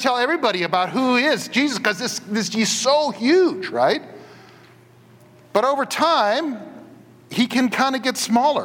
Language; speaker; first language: English; native; English